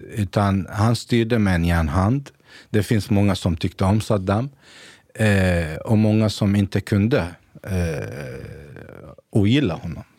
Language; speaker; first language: Swedish; native; Swedish